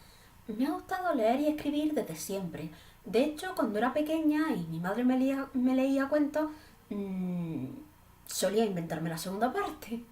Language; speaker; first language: Spanish; native; Spanish